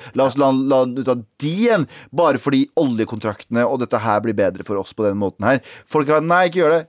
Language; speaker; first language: Norwegian; early bilingual, other home language; Kurdish